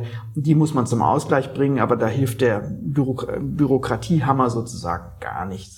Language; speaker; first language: German; native; German